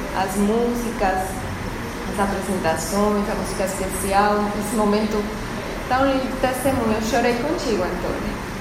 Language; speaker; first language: Portuguese; non-native, fluent; Spanish